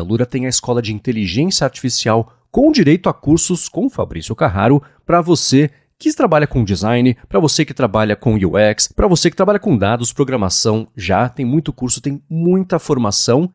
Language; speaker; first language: Portuguese; native; Portuguese